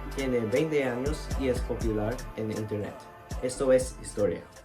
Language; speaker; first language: Spanish; non-native, learner; English